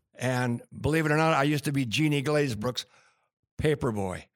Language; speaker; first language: English; native; English